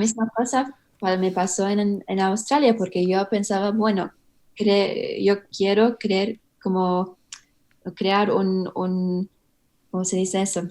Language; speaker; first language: Spanish; early bilingual, heritage; English